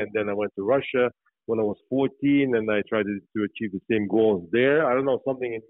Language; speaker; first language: English; non-native, fluent; Lithuanian